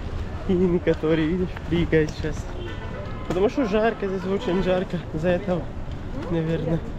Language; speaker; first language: Russian; non-native, learner; Pashto